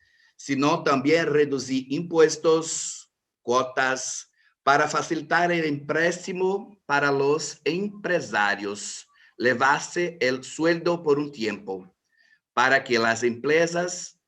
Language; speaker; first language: Spanish; non-native, fluent; Portuguese